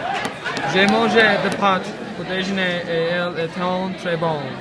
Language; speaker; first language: French; non-native, learner; English